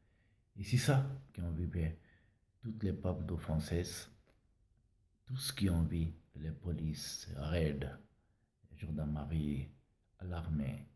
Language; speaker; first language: French; non-native, learner; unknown